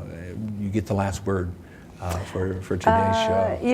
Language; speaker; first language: English; native; English